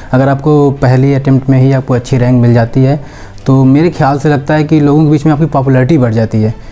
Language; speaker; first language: Hindi; native; Hindi